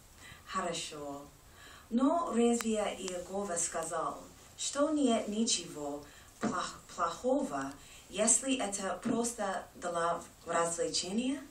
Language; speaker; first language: Russian; non-native, learner; English